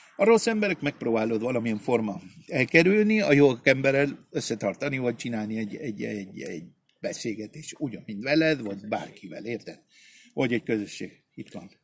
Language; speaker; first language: Hungarian; early bilingual, heritage; Spanish